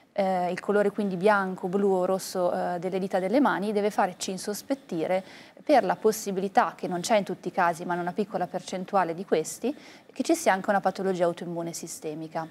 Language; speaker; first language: Italian; native; Italian